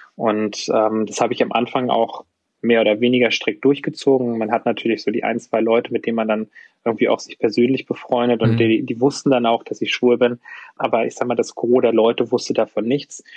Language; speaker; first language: German; native; German